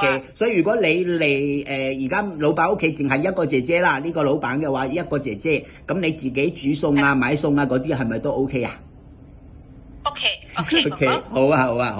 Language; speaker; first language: Cantonese; native; Cantonese